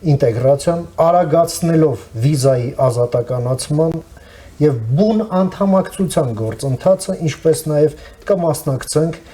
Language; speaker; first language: Armenian; native; Armenian